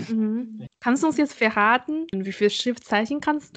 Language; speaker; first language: German; non-native, fluent; Chinese